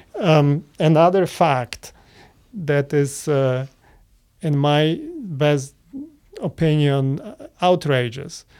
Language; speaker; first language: English; non-native, fluent; Polish